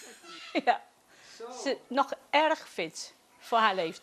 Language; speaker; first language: Dutch; non-native, fluent; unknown